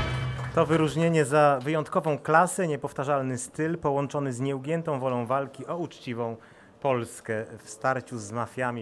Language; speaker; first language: Polish; native; Polish